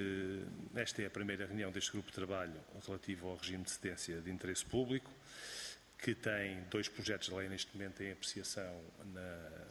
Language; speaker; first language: Portuguese; native; Portuguese